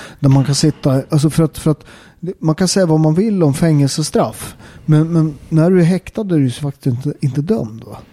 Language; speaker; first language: Swedish; native; Swedish